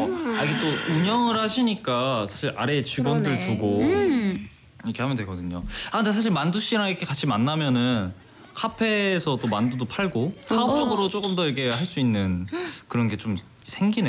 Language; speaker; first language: Korean; native; Korean